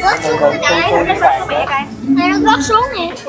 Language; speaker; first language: Vietnamese; early bilingual, heritage; Vietnamese